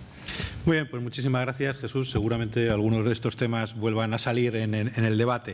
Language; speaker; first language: Spanish; native; Spanish